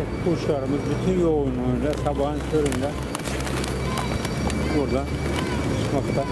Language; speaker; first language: Turkish; native; Turkish